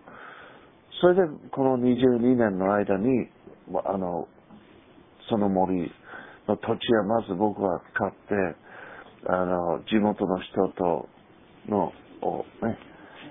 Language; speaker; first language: Japanese; non-native, fluent; English